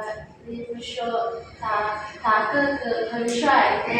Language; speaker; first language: Chinese; non-native, learner; Indonesian